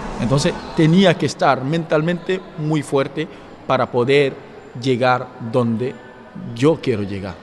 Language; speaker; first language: Spanish; non-native, fluent; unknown